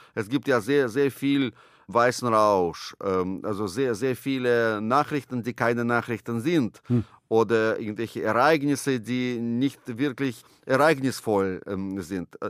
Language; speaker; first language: German; non-native, fluent; Russian